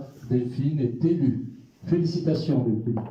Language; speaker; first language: French; native; French